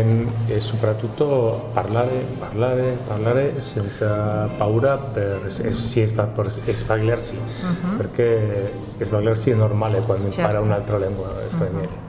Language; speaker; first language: Italian; non-native, learner; Spanish